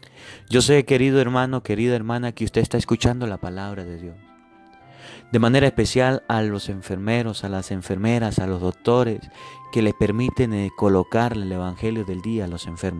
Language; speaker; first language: Spanish; native; Spanish